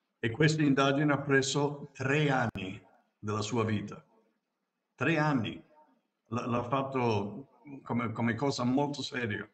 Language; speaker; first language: Italian; non-native, fluent; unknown